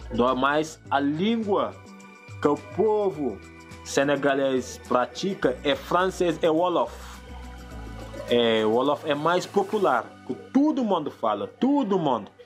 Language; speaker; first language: Portuguese; non-native, fluent; Wolof